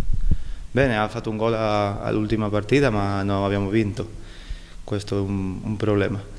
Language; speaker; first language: Italian; non-native, learner; Spanish